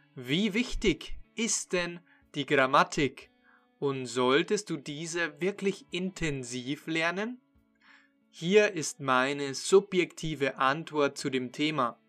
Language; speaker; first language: German; native; German